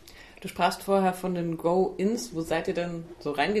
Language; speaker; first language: German; native; German